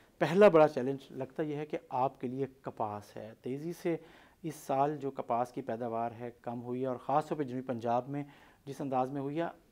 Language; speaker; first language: Urdu; non-native, local second language; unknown